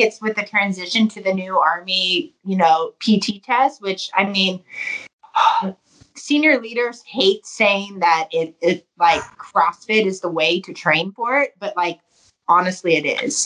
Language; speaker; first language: English; native; English